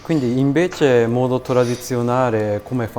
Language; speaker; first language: Italian; non-native, learner; Japanese